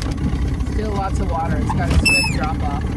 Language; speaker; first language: English; native; English